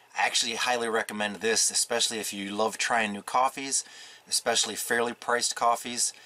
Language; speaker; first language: English; native; English